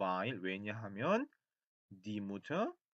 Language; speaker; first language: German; non-native, fluent; Korean